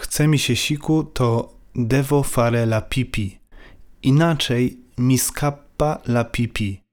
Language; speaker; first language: Italian; non-native, learner; Polish